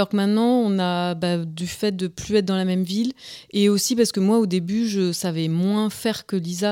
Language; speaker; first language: French; native; French